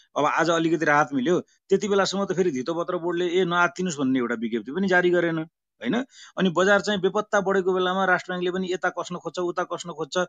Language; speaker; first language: Nepali; native; Nepali